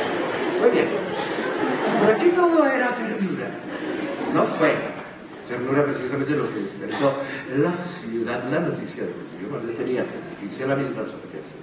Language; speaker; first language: Spanish; native; Spanish